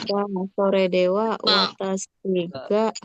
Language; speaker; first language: Japanese; non-native, learner; Indonesian